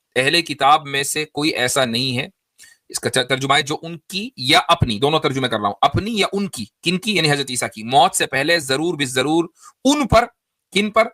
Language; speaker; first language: Urdu; native; Urdu